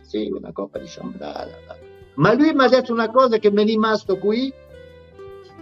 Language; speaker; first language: Italian; non-native, fluent; French